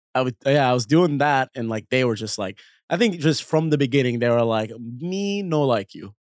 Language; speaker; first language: English; early bilingual, other home language; Arabic